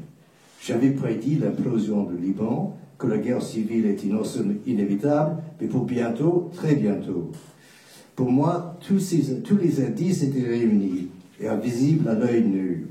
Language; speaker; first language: French; non-native, fluent; English